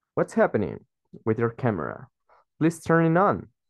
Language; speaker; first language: Spanish; native; Spanish